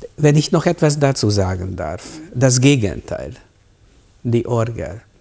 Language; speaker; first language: German; non-native, fluent; Hungarian